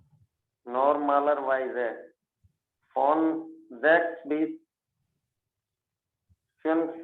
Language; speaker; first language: German; non-native, learner; Hindi